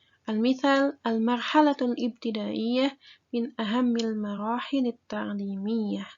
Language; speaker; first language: Arabic; non-native, fluent; Indonesian